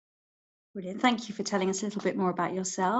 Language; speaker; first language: English; native; English